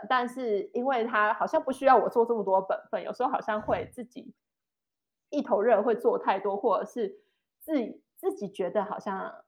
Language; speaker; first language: Chinese; native; Chinese